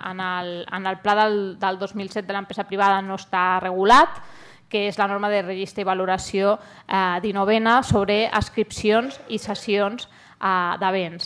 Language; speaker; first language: Catalan; native; Catalan